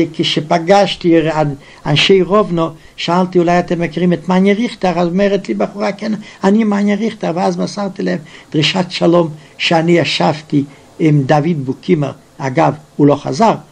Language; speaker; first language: Hebrew; non-native, fluent; Yiddish